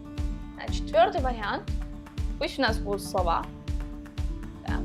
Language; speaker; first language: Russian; non-native, local second language; Uzbek